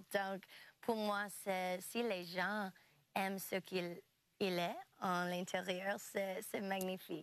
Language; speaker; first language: French; non-native, local second language; English